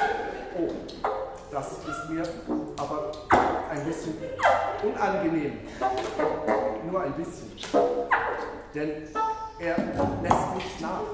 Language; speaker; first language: German; native; German